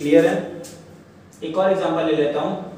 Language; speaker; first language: Hindi; native; Hindi